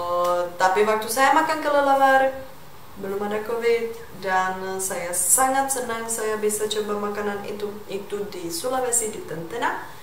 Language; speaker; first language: Indonesian; non-native, fluent; Czech